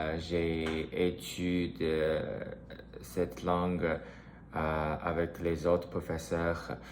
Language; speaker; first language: French; non-native, learner; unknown